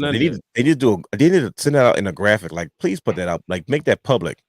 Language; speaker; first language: English; native; English